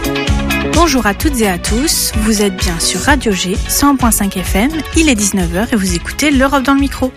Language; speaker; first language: French; native; French